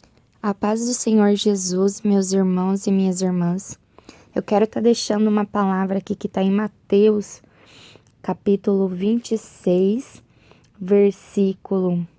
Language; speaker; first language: Portuguese; native; Portuguese